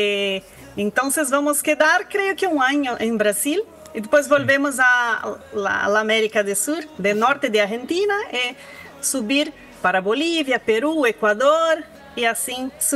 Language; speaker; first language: Spanish; non-native, learner; Portuguese